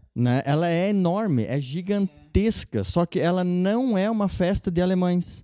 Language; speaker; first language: Portuguese; non-native, local second language; German